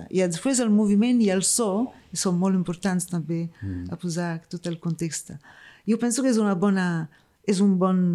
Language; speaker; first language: Catalan; non-native, fluent; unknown